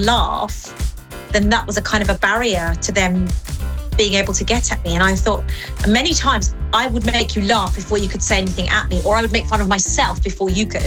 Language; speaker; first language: English; early bilingual, other home language; Greek